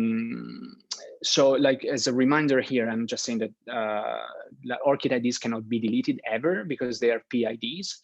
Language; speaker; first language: English; non-native, fluent; Italian